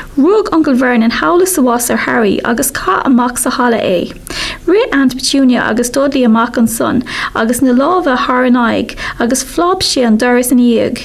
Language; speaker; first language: Irish; non-native, local second language; English